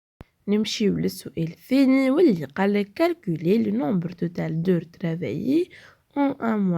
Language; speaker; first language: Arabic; native; Arabic